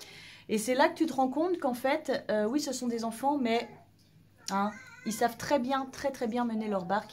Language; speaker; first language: French; native; French